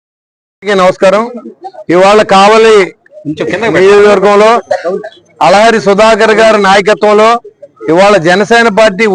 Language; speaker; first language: Telugu; native; Telugu